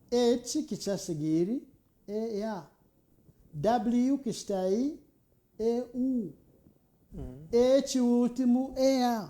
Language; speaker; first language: Portuguese; non-native, local second language; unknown